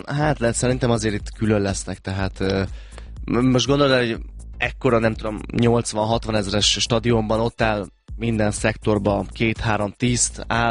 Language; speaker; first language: Hungarian; native; Hungarian